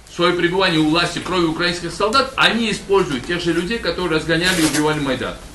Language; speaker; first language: Russian; non-native, local second language; Georgian